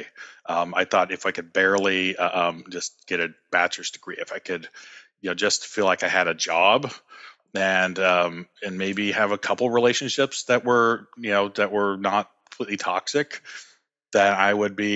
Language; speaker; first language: English; native; English